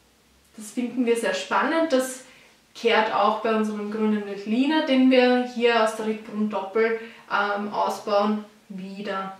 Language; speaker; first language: German; native; German